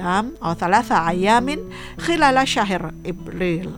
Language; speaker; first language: Arabic; non-native, fluent; Indonesian